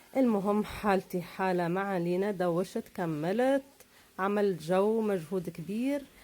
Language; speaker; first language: Arabic; native; Arabic